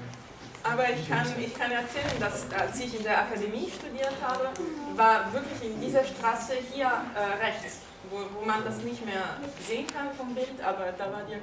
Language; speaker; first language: German; non-native, fluent; Italian